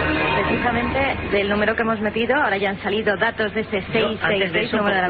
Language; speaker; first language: Spanish; native; Spanish